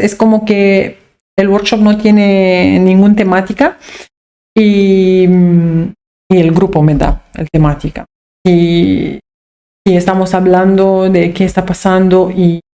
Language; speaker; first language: Spanish; non-native, fluent; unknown